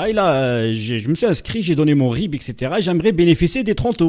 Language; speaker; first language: French; native; French